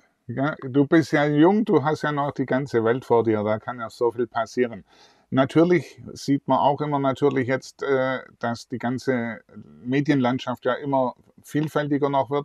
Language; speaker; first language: German; native; German